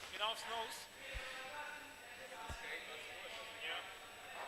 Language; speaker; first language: German; native; German